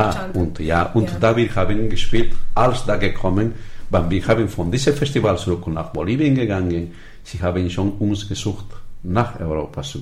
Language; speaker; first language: German; non-native, learner; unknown